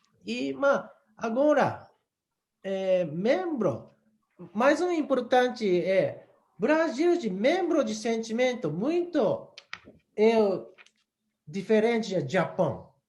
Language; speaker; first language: Portuguese; non-native, learner; Japanese